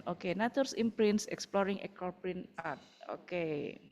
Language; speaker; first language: English; non-native, fluent; Indonesian